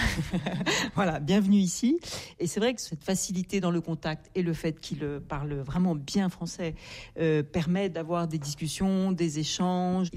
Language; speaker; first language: French; native; French